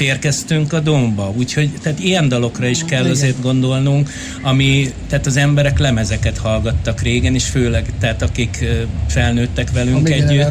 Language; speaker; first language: Hungarian; native; Hungarian